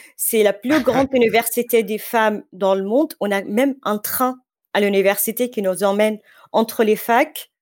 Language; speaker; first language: French; non-native, fluent; Arabic